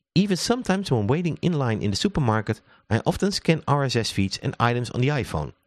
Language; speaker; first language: English; non-native, fluent; Dutch